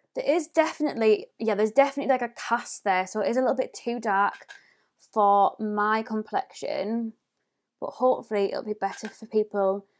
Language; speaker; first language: English; native; English